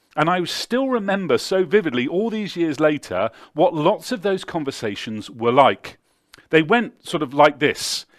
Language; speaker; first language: English; native; English